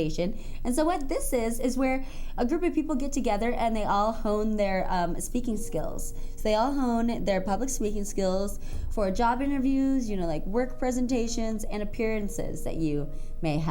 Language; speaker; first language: English; native; English